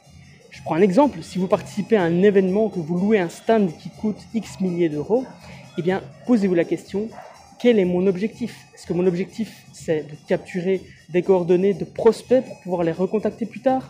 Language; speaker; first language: French; native; French